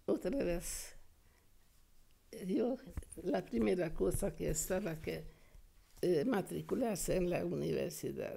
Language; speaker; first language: Spanish; non-native, fluent; Hungarian